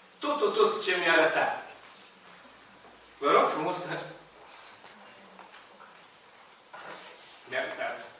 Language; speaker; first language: Romanian; non-native, learner; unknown